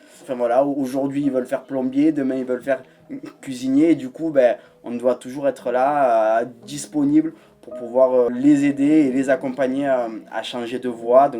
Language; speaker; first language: French; native; French